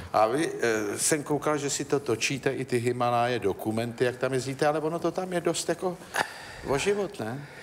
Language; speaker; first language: Czech; native; Czech